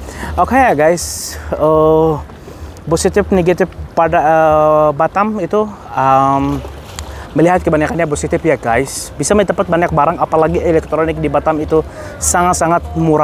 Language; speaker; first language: Indonesian; non-native, fluent; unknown